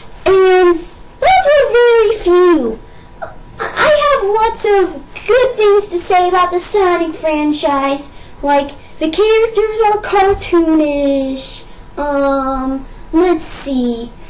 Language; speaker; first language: English; native; English